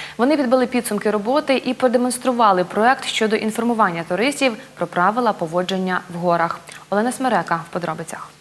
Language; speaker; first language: Ukrainian; native; Ukrainian